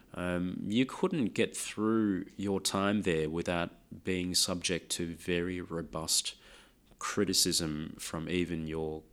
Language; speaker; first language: English; non-native, local second language; Lao